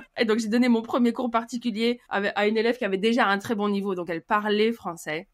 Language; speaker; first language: French; native; French